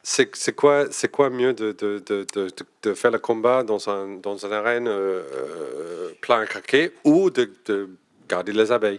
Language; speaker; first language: French; non-native, fluent; English